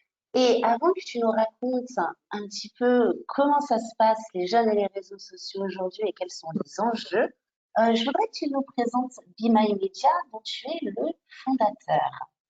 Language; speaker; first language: French; native; French